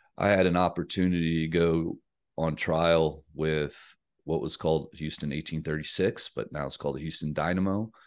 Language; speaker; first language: English; native; English